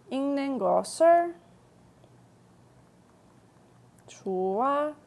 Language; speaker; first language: Korean; non-native, fluent; English